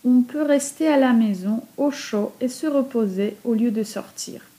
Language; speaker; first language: French; non-native, fluent; Polish